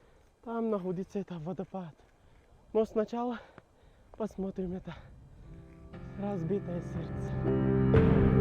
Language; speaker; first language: Russian; non-native, learner; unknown